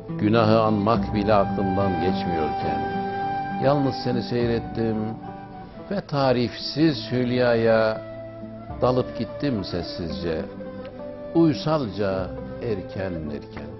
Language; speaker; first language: Turkish; native; Turkish